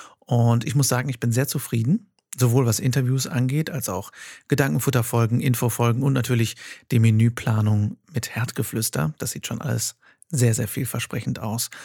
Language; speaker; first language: German; native; German